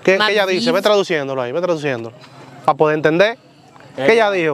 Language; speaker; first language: Spanish; native; Spanish